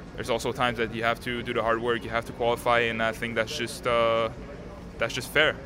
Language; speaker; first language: English; non-native, fluent; French